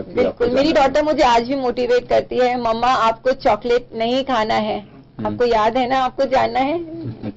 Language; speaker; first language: Hindi; native; Hindi